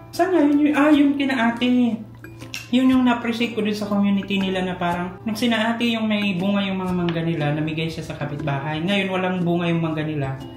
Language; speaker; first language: Filipino; non-native, local second language; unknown